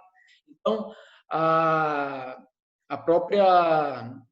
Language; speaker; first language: Portuguese; native; Portuguese